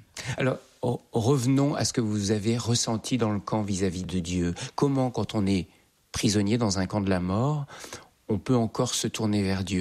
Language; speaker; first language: French; native; French